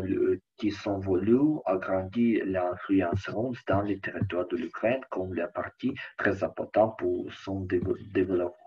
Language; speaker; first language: French; non-native, learner; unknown